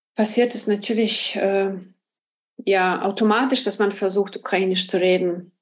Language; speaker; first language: German; non-native, fluent; Ukrainian